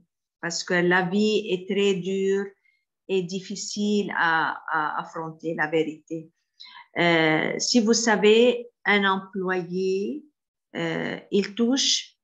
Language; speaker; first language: French; non-native, fluent; Arabic